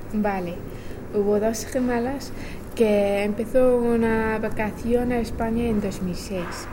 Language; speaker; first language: Spanish; non-native, fluent; English